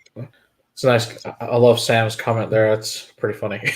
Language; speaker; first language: English; native; English